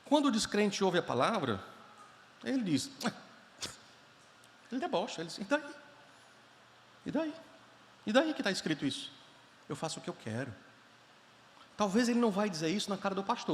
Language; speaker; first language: Portuguese; native; Portuguese